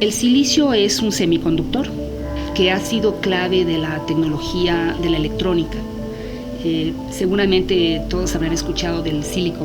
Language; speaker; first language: Spanish; native; Spanish